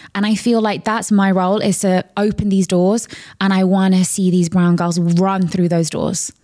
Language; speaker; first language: English; native; English